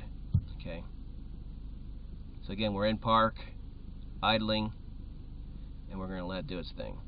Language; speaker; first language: English; native; English